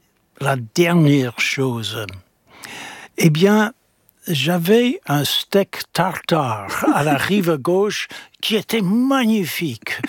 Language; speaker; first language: French; non-native, fluent; English